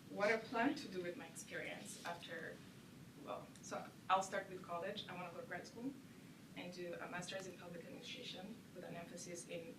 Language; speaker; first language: English; non-native, local second language; Kinyarwanda